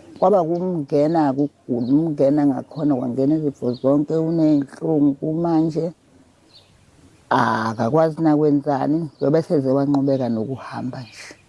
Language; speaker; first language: Zulu; native; Zulu